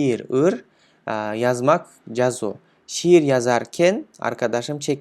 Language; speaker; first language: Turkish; non-native, fluent; Kyrgyz